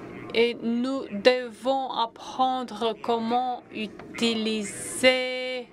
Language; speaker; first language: French; non-native, fluent; Latvian